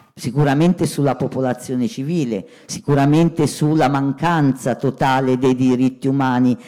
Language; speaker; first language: Italian; native; Italian